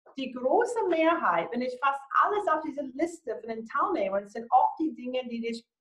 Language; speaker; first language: German; non-native, fluent; English